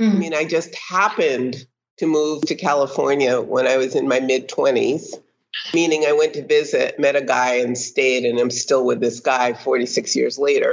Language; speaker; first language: English; native; English